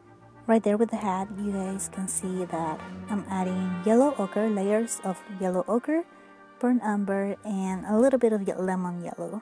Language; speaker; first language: English; non-native, fluent; Spanish